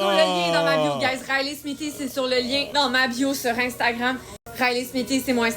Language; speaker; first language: French; native; French